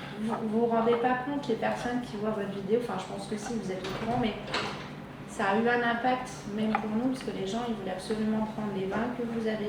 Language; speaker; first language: French; native; French